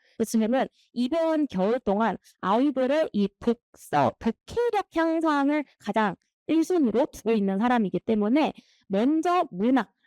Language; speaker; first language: Korean; native; Korean